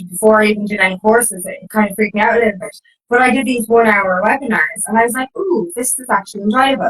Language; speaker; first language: English; native; English